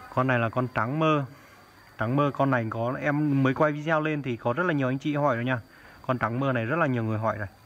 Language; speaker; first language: Vietnamese; non-native, local second language; Hmong